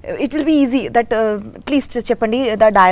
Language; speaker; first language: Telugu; non-native, learner; Bangla